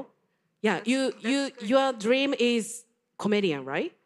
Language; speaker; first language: English; non-native, learner; Japanese